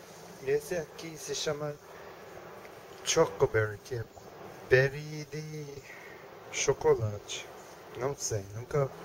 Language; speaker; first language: Portuguese; non-native, learner; English